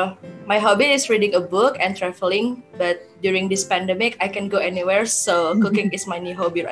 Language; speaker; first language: English; non-native, learner; Indonesian